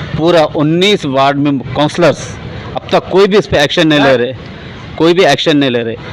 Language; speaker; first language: Hindi; non-native, local second language; Urdu